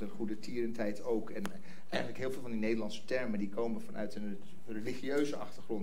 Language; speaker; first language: Dutch; non-native, fluent; English